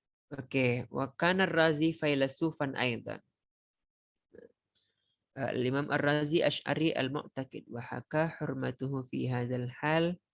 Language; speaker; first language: Arabic; non-native, fluent; Indonesian